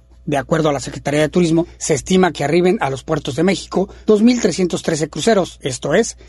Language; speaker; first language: Spanish; native; Spanish